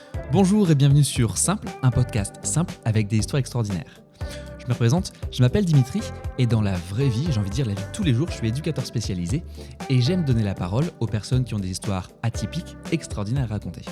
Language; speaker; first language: French; native; French